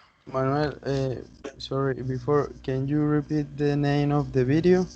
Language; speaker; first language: English; non-native, learner; Spanish